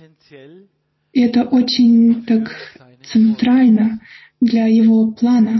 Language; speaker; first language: Russian; non-native, fluent; German